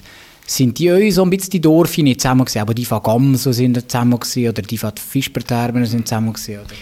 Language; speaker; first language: German; native; German